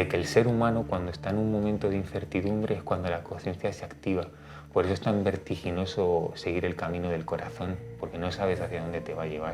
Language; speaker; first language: Spanish; native; Spanish